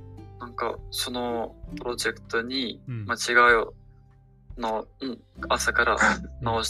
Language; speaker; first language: Japanese; non-native, learner; Ukrainian